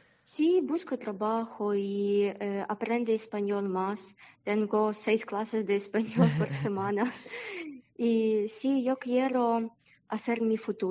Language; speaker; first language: Spanish; non-native, learner; Ukrainian